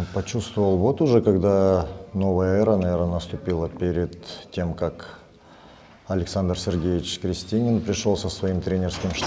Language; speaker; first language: Russian; native; Russian